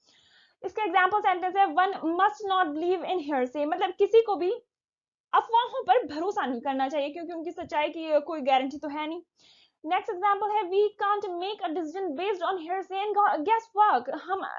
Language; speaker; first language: Hindi; native; Hindi